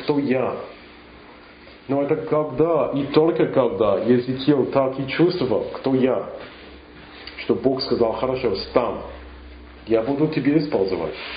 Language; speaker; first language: Russian; non-native, fluent; English